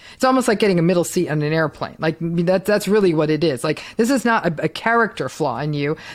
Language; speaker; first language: English; early bilingual, other home language; Hindi